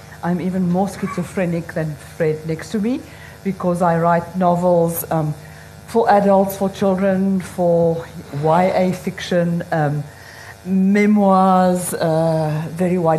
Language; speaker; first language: English; non-native, local second language; Afrikaans